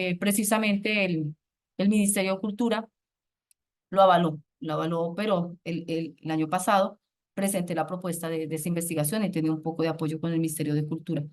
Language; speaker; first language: Spanish; native; Spanish